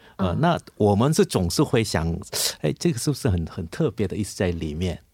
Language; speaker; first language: Chinese; non-native, fluent; Korean